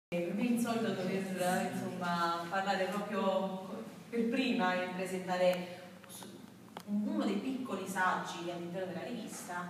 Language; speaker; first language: Italian; native; Italian